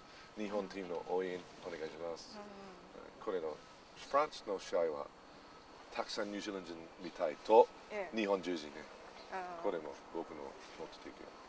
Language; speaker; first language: Japanese; non-native, learner; English